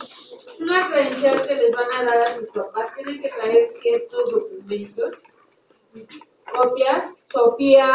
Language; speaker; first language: Spanish; native; Spanish